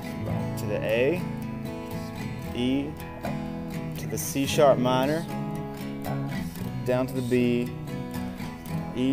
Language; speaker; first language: English; native; English